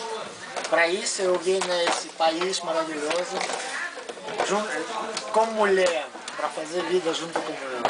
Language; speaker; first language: Portuguese; non-native, learner; Russian